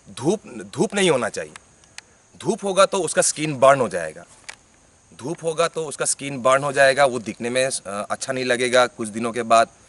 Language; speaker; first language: Hindi; non-native, local second language; Bangla